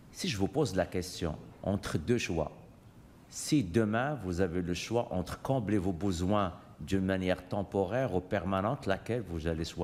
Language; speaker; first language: French; native; French